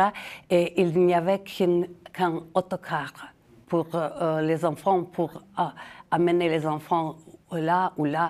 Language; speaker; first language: French; non-native, fluent; Ukrainian